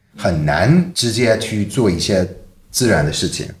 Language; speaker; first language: Chinese; non-native, fluent; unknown